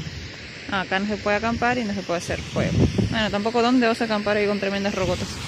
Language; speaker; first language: Spanish; native; Spanish